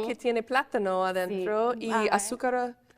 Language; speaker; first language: Spanish; non-native, fluent; English